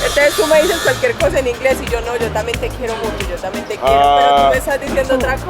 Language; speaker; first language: Spanish; native; Spanish